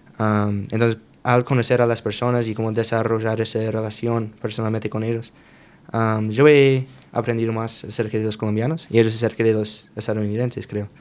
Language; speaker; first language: Spanish; non-native, fluent; English